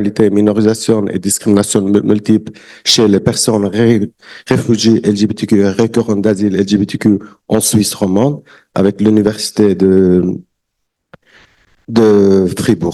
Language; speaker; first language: French; non-native, learner; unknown